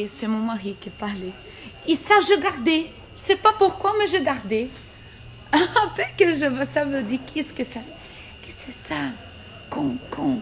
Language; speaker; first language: French; non-native, learner; Portuguese